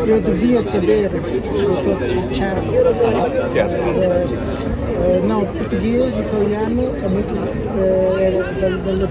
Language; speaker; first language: Italian; non-native, learner; Portuguese